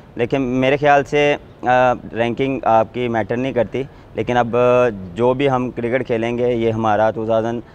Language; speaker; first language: Urdu; non-native, local second language; Punjabi